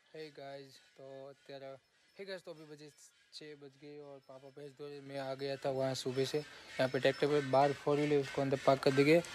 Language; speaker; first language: Hindi; non-native, local second language; Gujarati